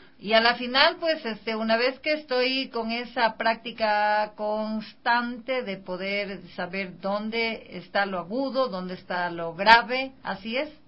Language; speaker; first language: Spanish; native; Spanish